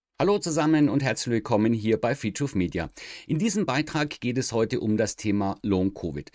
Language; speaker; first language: German; native; German